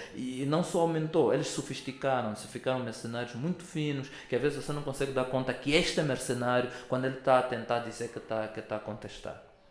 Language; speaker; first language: Portuguese; native; Portuguese